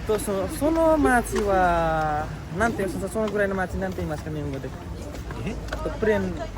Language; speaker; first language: Japanese; non-native, learner; Nepali